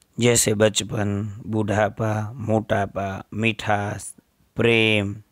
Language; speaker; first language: Hindi; non-native, local second language; Gujarati